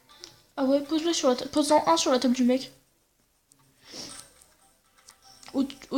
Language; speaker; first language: French; native; French